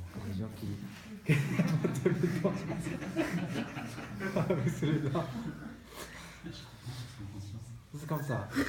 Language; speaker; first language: French; non-native, learner; Tibetan